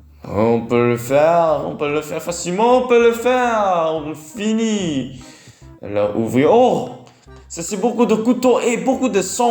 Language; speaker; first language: French; non-native, learner; Vietnamese